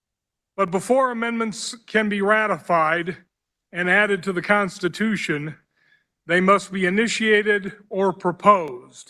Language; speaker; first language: English; native; English